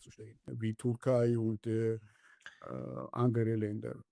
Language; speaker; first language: German; non-native, fluent; Georgian